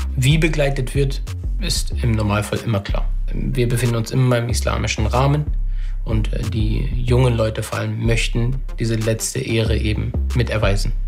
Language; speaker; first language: German; early bilingual, other home language; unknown